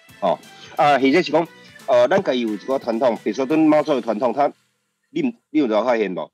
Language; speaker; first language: Chinese; native; Chinese